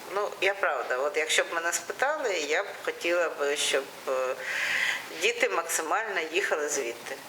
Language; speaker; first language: Ukrainian; non-native, local second language; Russian